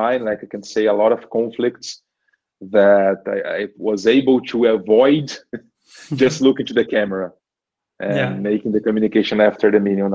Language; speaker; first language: English; non-native, fluent; Portuguese